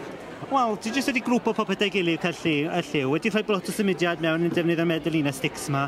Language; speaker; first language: Welsh; native; Welsh